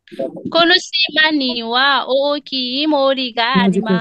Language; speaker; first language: Japanese; non-native, learner; Nepali